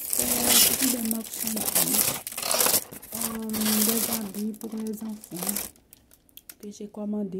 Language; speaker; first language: French; non-native, local second language; Haitian Creole